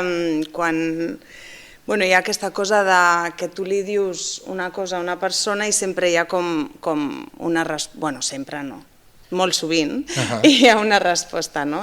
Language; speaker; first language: Catalan; non-native, fluent; Basque